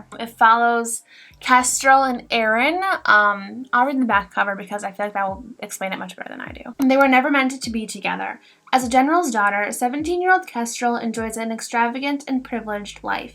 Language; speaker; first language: English; native; English